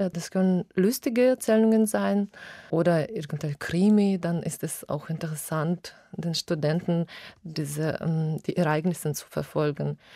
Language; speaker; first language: German; non-native, fluent; Russian